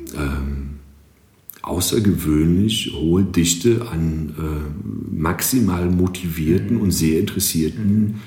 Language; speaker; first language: German; non-native, fluent; Greek